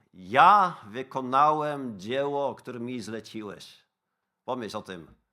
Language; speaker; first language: Polish; non-native, fluent; Dutch